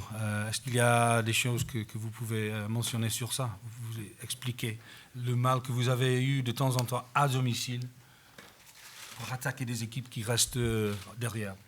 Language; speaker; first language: French; non-native, fluent; English